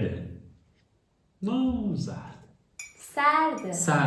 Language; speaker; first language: Persian; non-native, learner; German